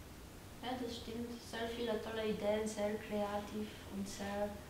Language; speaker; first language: German; non-native, learner; Polish